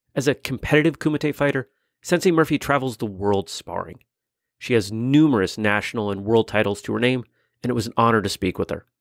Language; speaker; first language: English; native; English